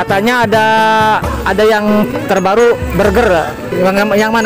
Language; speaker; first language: Indonesian; non-native, local second language; Sundanese